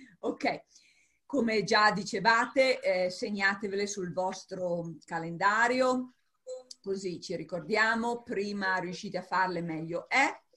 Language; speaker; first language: Italian; early bilingual, heritage; English